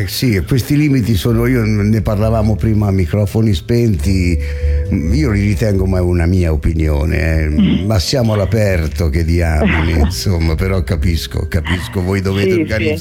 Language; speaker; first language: Italian; native; Italian